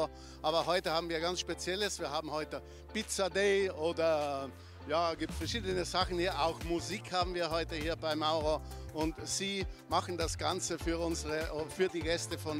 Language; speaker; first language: German; native; German